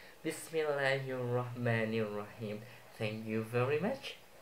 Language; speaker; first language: English; non-native, fluent; Indonesian